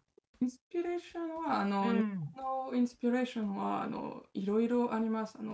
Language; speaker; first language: Japanese; non-native, learner; French